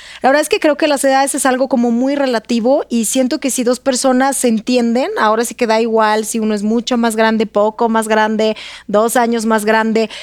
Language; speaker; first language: Spanish; non-native, fluent; Russian